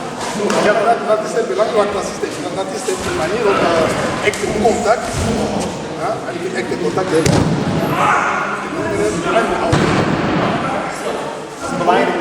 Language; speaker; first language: Dutch; non-native, learner; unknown